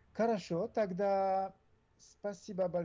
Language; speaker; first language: Russian; non-native, learner; French